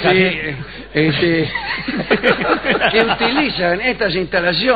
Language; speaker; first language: Spanish; native; Spanish